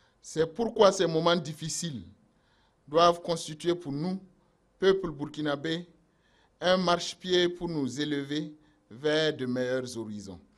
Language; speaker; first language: French; non-native, local second language; Mossi